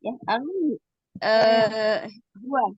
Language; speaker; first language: Arabic; non-native, learner; Indonesian